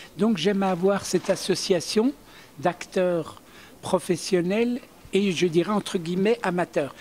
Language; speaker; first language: French; early bilingual, other home language; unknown